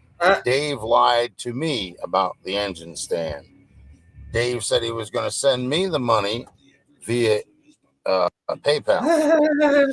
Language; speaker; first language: English; native; English